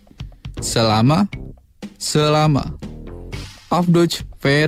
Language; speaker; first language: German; non-native, fluent; Indonesian